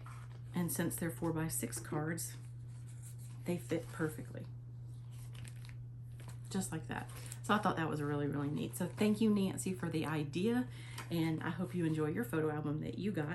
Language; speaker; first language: English; native; English